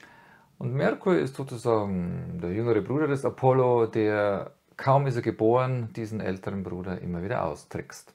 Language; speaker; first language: German; native; German